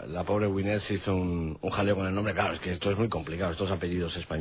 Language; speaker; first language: Spanish; native; Spanish